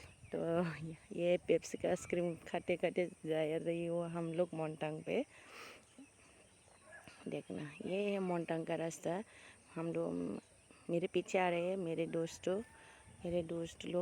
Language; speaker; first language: Hindi; non-native, local second language; Kok Borok